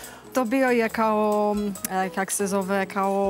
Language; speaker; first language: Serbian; non-native, learner; Romanian